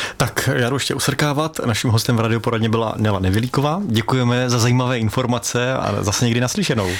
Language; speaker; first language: Czech; native; Czech